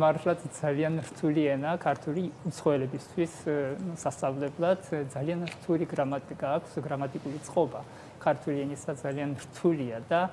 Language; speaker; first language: Georgian; non-native, fluent; Japanese